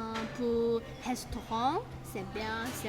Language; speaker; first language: French; non-native, learner; Chinese